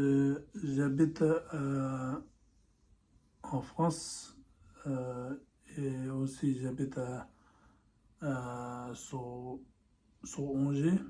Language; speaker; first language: French; non-native, learner; Tibetan